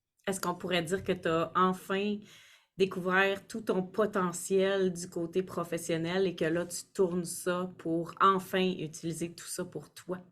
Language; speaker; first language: French; native; French